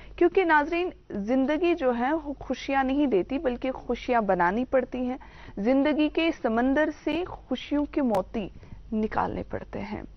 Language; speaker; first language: Hindi; non-native, local second language; Kashmiri